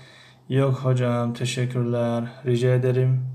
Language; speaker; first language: Turkish; non-native, learner; Tajik